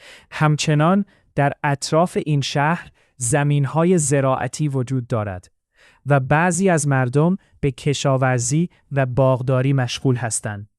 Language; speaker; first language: Persian; native; Persian